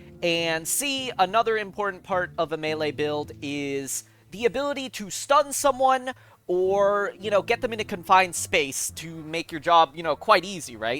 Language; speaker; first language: English; native; English